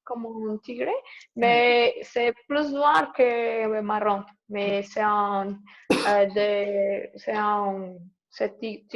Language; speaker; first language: French; non-native, learner; Spanish